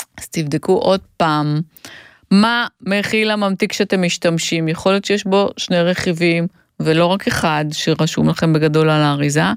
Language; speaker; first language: Hebrew; native; Hebrew